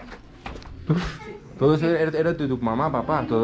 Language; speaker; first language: Spanish; non-native, learner; Greek